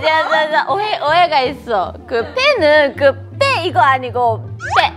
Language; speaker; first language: Korean; non-native, fluent; Japanese